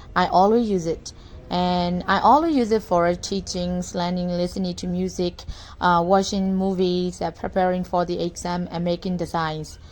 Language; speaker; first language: English; non-native, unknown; Burmese